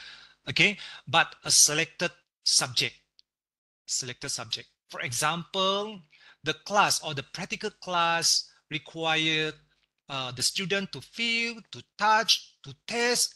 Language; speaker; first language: English; non-native, local second language; Malay